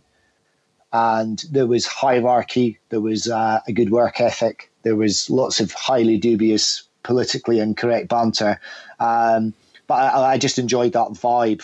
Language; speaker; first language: English; native; English